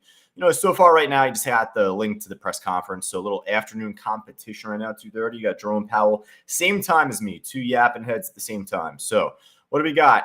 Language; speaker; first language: English; native; English